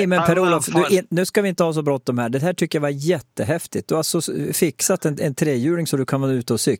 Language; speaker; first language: Swedish; native; Swedish